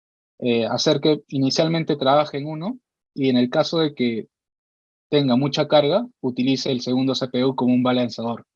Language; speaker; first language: Spanish; native; Spanish